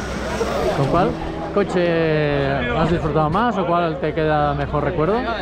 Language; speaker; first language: Spanish; native; Spanish